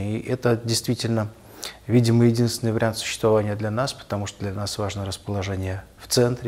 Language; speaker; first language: Russian; native; Russian